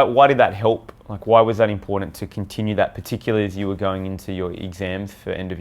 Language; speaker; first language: English; native; English